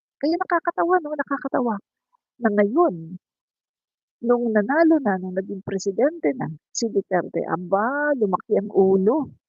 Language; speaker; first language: Filipino; non-native, local second language; Cebuano